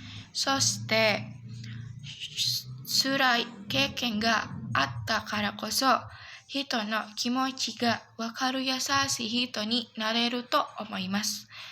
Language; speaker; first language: Japanese; non-native, learner; Indonesian